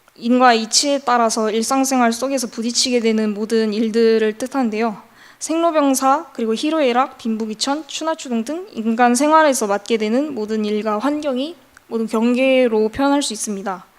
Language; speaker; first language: Korean; native; Korean